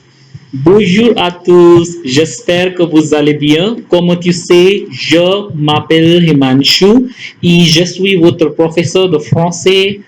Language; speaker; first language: French; non-native, fluent; Hindi